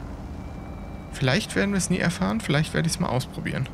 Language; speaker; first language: German; native; German